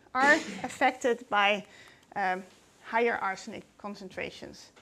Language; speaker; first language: English; non-native, fluent; Dutch